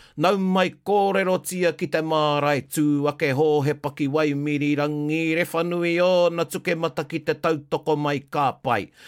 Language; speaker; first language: Māori; non-native, local second language; English